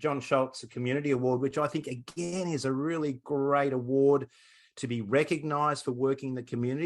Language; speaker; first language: English; native; English